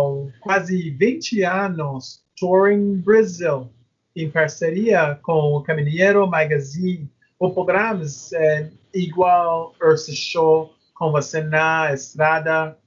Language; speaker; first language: Portuguese; non-native, learner; English